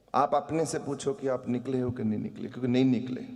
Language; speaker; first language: Hindi; non-native, local second language; Punjabi